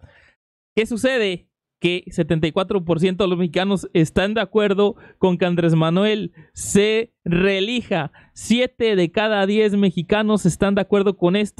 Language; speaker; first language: Spanish; native; Spanish